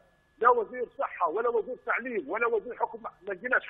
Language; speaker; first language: Arabic; native; Arabic